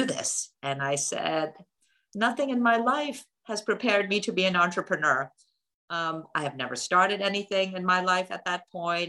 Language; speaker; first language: English; non-native, local second language; Cantonese